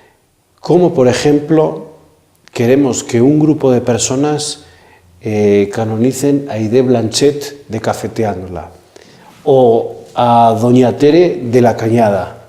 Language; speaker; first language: Spanish; native; Spanish